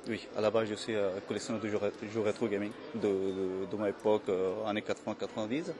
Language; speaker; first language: French; non-native, fluent; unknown